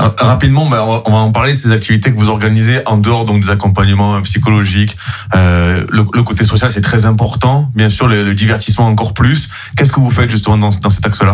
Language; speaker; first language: French; native; French